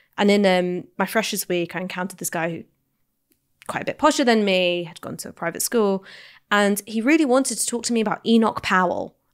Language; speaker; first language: English; native; English